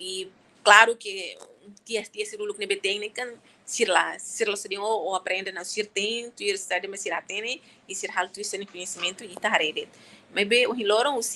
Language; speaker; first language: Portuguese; non-native, local second language; Tetum